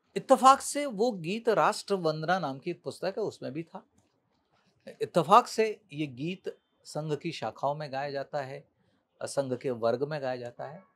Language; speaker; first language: Hindi; native; Hindi